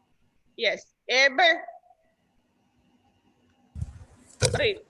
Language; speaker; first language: English; non-native, local second language; Malayalam